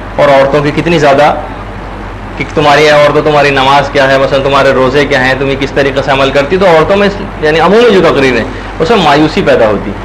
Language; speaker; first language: Urdu; native; Urdu